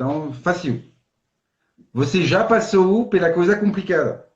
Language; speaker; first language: Portuguese; non-native, fluent; French